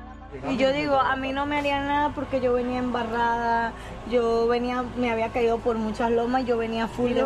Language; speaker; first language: Spanish; native; Spanish